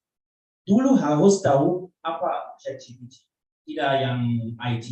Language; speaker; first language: Indonesian; non-native, learner; German